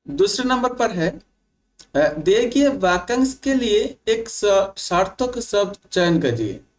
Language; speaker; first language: Hindi; non-native, local second language; Bangla